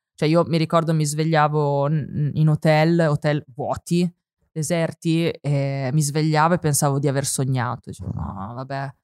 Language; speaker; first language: Italian; native; Italian